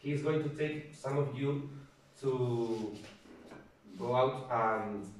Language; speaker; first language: English; non-native, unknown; Spanish